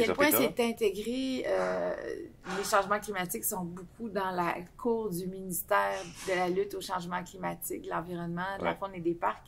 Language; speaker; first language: French; native; French